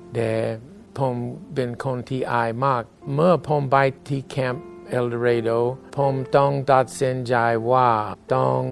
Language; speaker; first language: Thai; non-native, learner; English